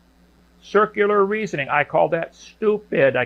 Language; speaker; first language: English; native; English